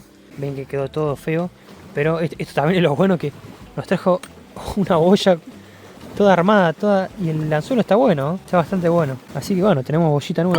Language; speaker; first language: Spanish; native; Spanish